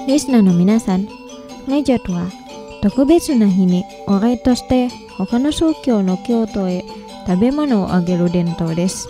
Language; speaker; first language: Japanese; non-native, fluent; Indonesian